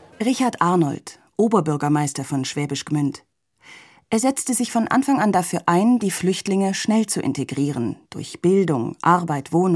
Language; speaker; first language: German; native; German